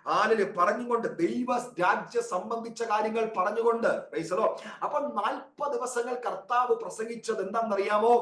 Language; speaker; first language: Malayalam; early bilingual, heritage; Malayalam